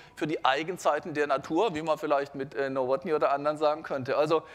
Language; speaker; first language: German; native; German